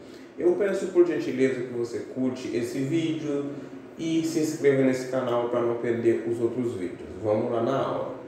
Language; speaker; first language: Portuguese; non-native, fluent; Haitian Creole